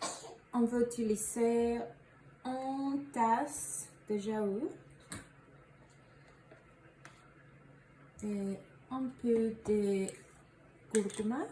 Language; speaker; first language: French; non-native, learner; Spanish